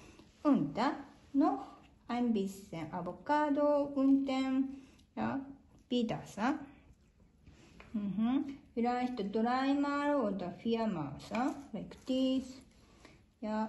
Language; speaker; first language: German; non-native, learner; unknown